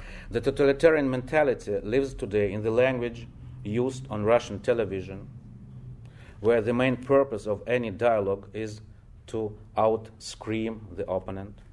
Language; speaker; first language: English; non-native, fluent; Russian